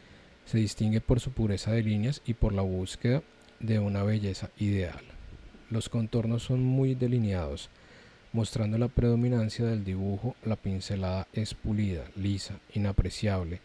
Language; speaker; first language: Spanish; native; Spanish